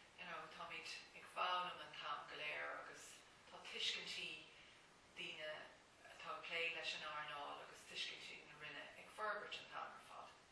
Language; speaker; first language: Irish; non-native, local second language; English